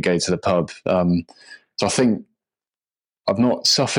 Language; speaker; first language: English; native; English